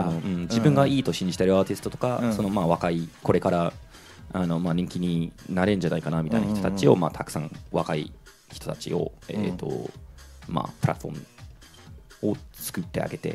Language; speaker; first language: Japanese; native; Japanese